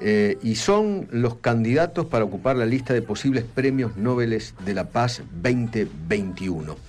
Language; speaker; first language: Spanish; native; Spanish